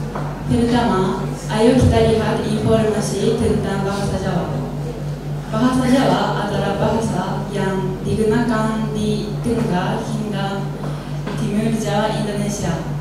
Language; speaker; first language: Indonesian; non-native, learner; Japanese